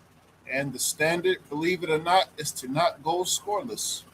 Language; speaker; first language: English; native; English